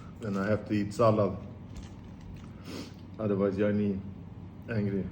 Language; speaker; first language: English; non-native, learner; Swedish